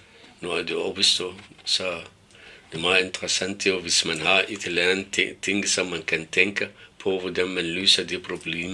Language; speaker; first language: Danish; non-native, fluent; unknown